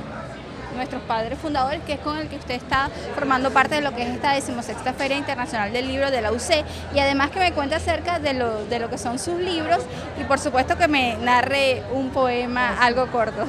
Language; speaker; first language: Spanish; native; Spanish